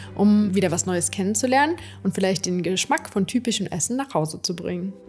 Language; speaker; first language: German; native; German